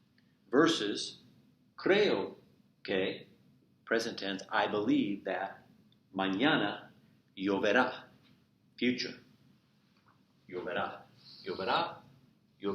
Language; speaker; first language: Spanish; non-native, fluent; English